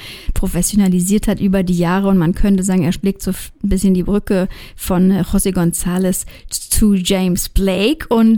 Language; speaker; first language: German; native; German